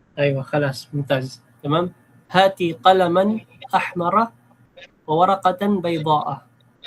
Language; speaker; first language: Arabic; non-native, fluent; Filipino